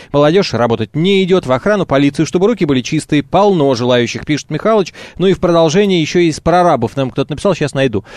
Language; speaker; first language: Russian; native; Russian